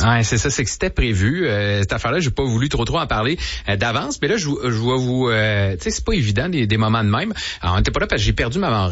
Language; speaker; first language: French; native; French